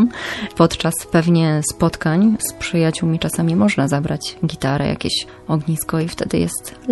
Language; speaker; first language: Polish; native; Polish